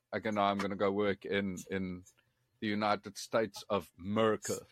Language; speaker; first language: English; non-native, local second language; Afrikaans